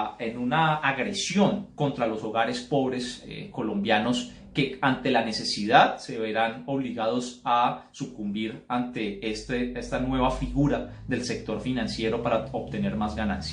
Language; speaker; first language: Spanish; native; Spanish